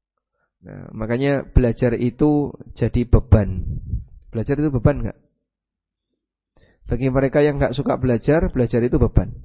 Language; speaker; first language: Indonesian; native; Indonesian